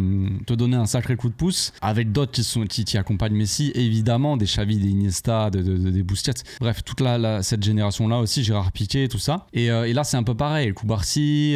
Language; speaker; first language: French; native; French